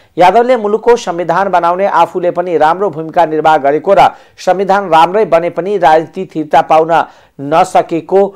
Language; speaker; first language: Nepali; non-native, local second language; Maithili